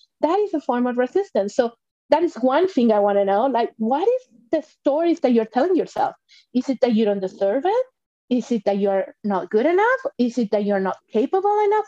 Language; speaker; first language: English; non-native, fluent; Spanish